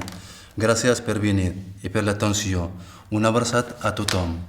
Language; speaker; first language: Catalan; non-native, fluent; Arabic